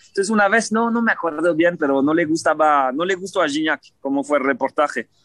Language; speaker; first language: Spanish; non-native, fluent; French